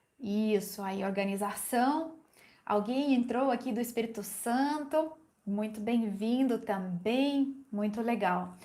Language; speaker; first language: Portuguese; non-native, fluent; Ukrainian